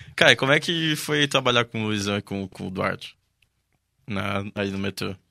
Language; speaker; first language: Portuguese; native; Portuguese